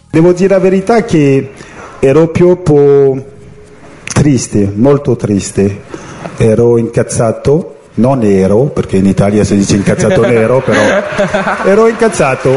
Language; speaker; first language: Italian; non-native, fluent; French